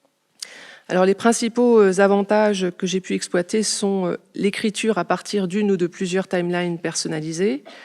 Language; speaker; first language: French; native; French